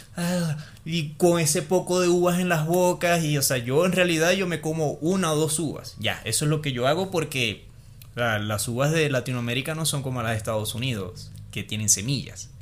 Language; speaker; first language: Spanish; native; Spanish